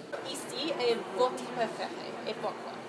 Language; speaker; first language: French; non-native, learner; English